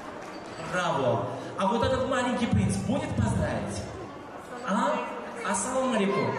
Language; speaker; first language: Russian; non-native, local second language; Uzbek